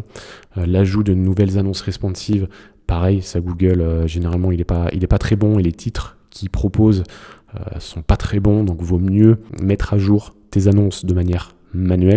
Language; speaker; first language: French; native; French